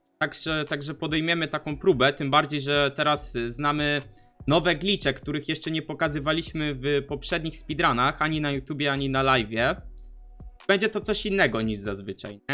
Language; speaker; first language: Polish; native; Polish